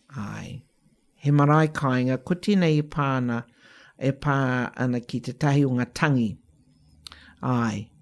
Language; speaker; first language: Māori; native; Māori